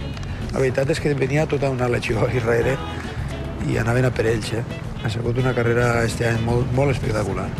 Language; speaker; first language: Catalan; native; Catalan